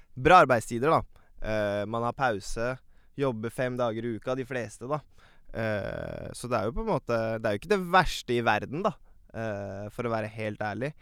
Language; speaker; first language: Norwegian; early bilingual, other home language; Baluchi